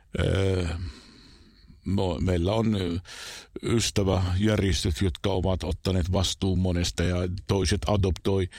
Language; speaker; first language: Finnish; non-native, fluent; Arabic